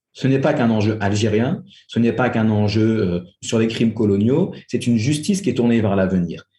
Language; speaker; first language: French; native; French